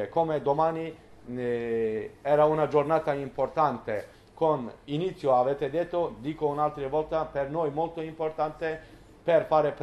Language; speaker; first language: Italian; non-native, learner; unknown